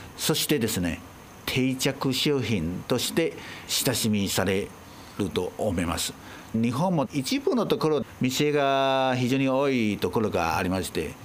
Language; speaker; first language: Japanese; non-native, fluent; Chinese